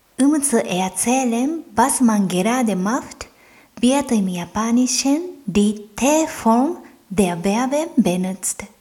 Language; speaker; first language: German; non-native, fluent; Japanese